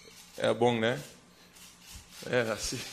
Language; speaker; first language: Portuguese; non-native, fluent; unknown